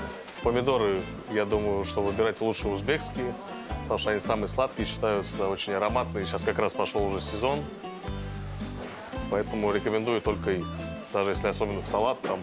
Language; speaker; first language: Russian; native; Russian